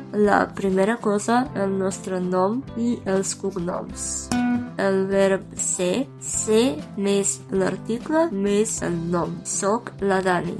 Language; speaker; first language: Catalan; non-native, fluent; Romanian